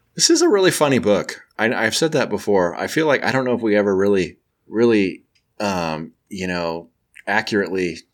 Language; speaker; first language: English; native; English